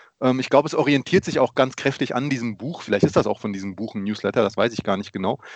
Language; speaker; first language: German; early bilingual, other home language; Polish